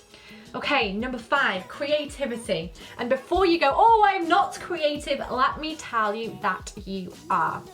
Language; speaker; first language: English; native; English